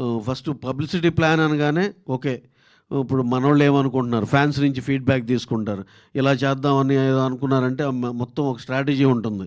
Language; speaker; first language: Telugu; native; Telugu